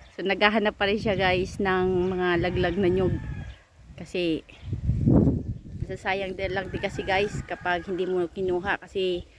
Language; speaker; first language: Filipino; non-native, local second language; Bikol